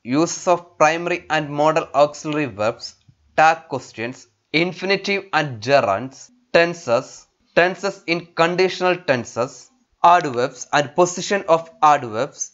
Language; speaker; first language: English; non-native, local second language; Malayalam